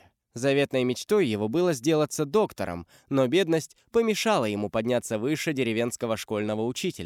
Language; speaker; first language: Russian; native; Russian